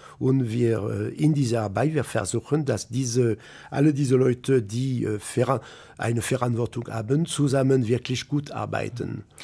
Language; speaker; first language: German; non-native, fluent; French